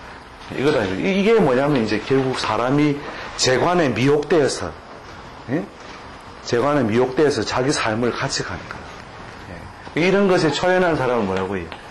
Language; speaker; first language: Korean; native; Korean